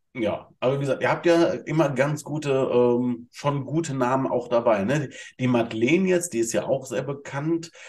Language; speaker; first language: German; native; German